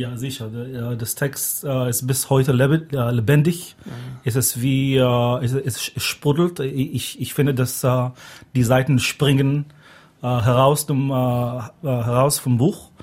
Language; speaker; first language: German; non-native, fluent; Hebrew